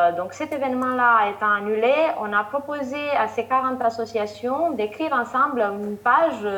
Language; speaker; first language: French; non-native, fluent; Romanian